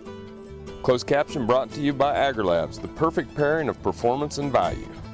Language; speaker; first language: English; native; English